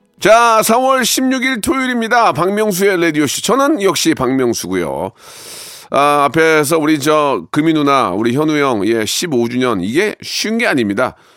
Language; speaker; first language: Korean; native; Korean